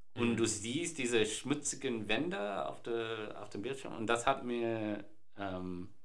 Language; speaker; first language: German; non-native, fluent; English